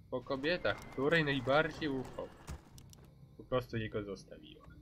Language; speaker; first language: Polish; native; Polish